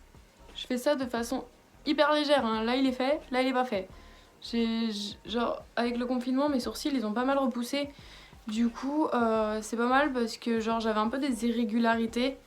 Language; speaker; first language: French; native; French